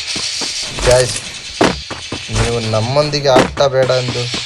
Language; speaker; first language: Kannada; native; Kannada